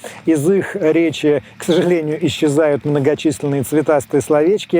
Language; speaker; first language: Russian; native; Russian